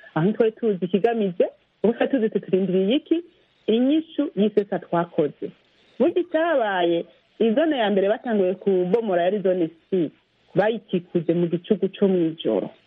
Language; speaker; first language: Rundi; native; Rundi